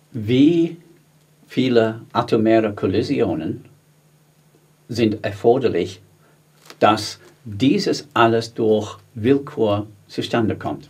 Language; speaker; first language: German; non-native, fluent; English